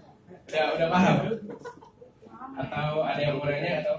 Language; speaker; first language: Indonesian; native; Indonesian